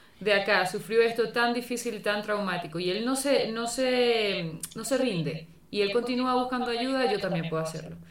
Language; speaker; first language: Spanish; native; Spanish